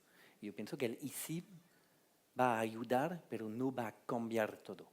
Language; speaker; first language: Spanish; non-native, fluent; French